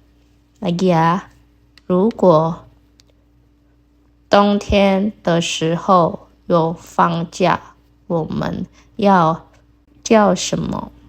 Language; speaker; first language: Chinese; non-native, fluent; Indonesian